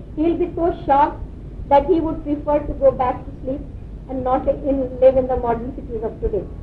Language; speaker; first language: English; non-native, local second language; Urdu